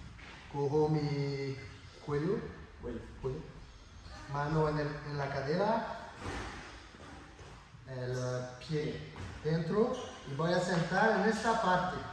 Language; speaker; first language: Spanish; non-native, learner; French